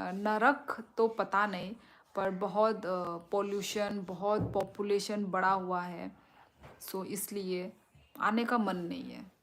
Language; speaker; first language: Hindi; non-native, local second language; Kok Borok